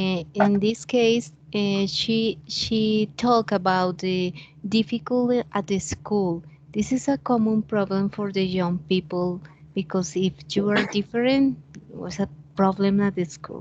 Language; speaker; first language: English; non-native, fluent; Spanish